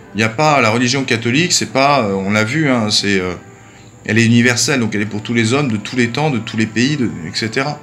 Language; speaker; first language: French; native; French